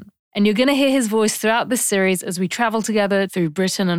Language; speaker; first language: English; native; English